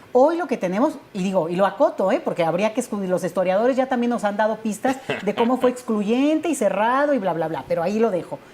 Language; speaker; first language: Spanish; native; Spanish